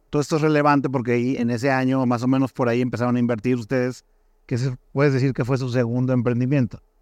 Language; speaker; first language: Spanish; native; Spanish